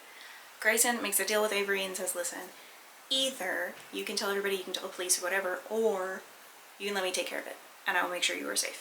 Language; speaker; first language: English; native; English